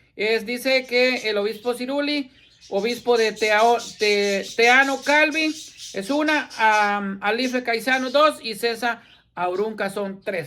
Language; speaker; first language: Spanish; native; Spanish